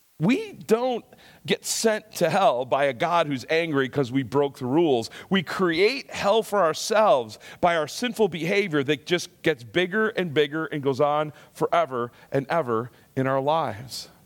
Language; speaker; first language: English; native; English